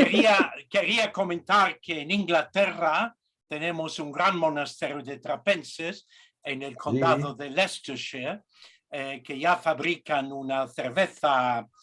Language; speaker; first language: Spanish; non-native, fluent; English